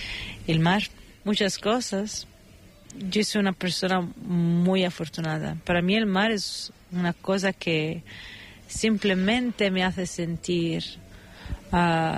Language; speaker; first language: Spanish; non-native, fluent; Italian